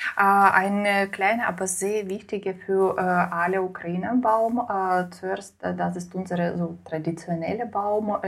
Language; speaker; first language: German; non-native, learner; Ukrainian